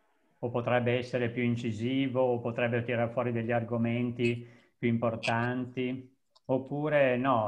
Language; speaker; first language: Italian; native; Italian